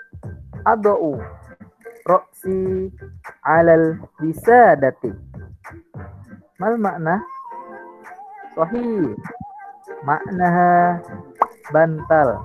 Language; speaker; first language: Arabic; non-native, learner; Indonesian